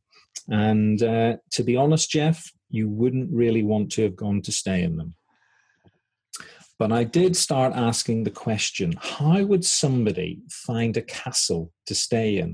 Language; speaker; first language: English; native; English